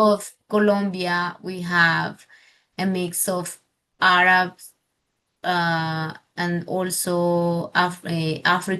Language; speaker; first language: English; non-native, fluent; Spanish